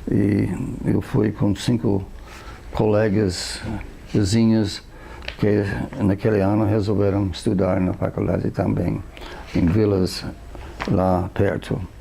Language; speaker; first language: Portuguese; non-native, fluent; English